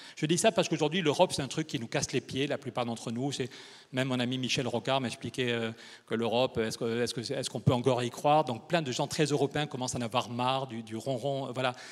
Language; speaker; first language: French; native; French